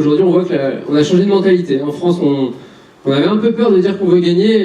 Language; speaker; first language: French; native; French